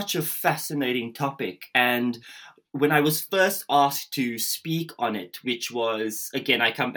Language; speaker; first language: English; native; English